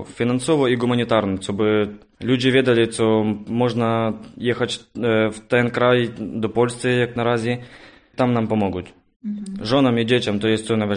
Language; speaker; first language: Polish; non-native, learner; Ukrainian